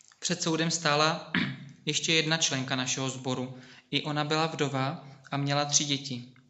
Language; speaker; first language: Czech; native; Czech